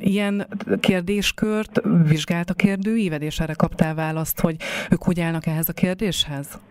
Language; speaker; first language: Hungarian; native; Hungarian